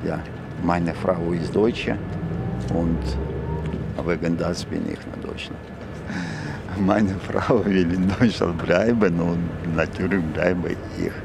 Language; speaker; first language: German; non-native, learner; Ukrainian